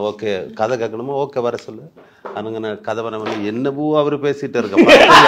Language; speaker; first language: Tamil; non-native, learner; Malayalam